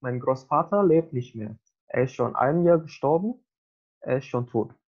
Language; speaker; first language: German; non-native, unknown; Indonesian